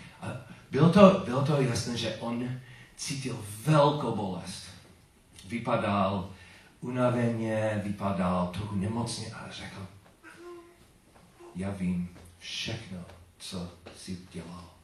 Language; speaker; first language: Czech; non-native, learner; English